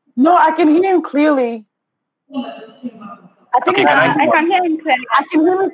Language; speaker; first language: English; non-native, local second language; French